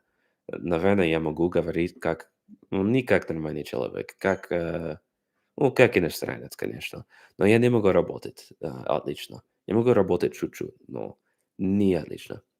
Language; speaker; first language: Russian; non-native, learner; English